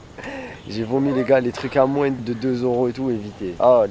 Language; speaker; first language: French; native; French